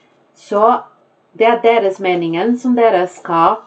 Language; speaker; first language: Norwegian; non-native, fluent; Portuguese